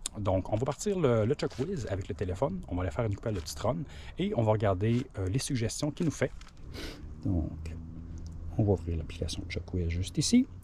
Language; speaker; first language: French; native; French